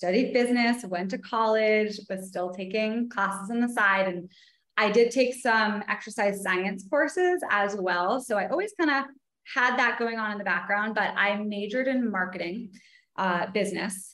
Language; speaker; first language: English; native; English